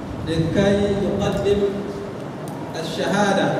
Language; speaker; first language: Arabic; non-native, fluent; Indonesian